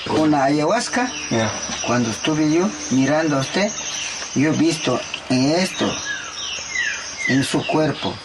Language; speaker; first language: Spanish; non-native, local second language; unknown